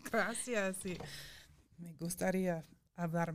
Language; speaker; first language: Spanish; non-native, fluent; English